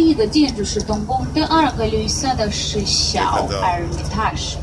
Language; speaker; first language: Chinese; non-native, fluent; Russian